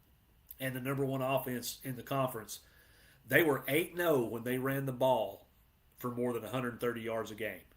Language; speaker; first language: English; native; English